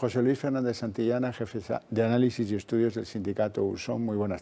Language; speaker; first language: Spanish; native; Spanish